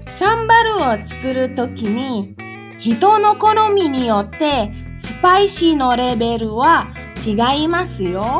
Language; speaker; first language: Japanese; non-native, fluent; Indonesian